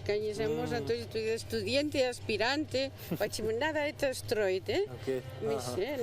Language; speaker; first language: Russian; non-native, learner; Spanish